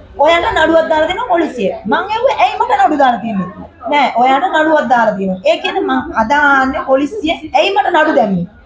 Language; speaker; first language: Sinhala; non-native, local second language; Tamil